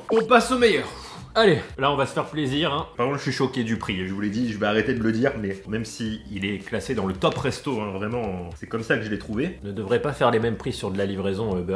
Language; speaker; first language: French; native; French